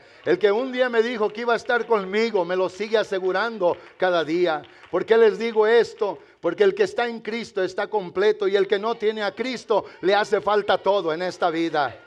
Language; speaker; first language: Spanish; native; Spanish